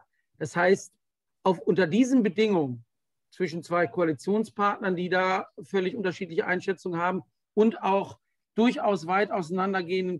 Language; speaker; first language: German; native; German